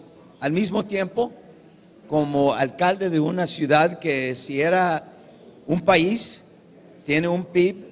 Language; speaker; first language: Spanish; early bilingual, heritage; English